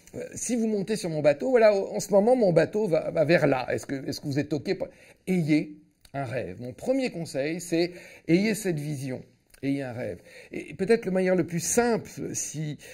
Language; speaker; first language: French; native; French